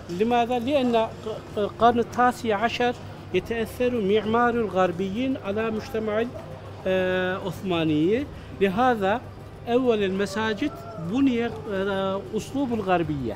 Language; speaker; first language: Arabic; non-native, fluent; Turkish